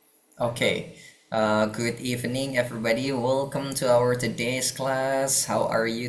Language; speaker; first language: English; non-native, fluent; Indonesian